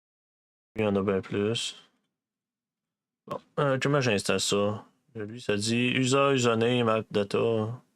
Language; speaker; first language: French; native; French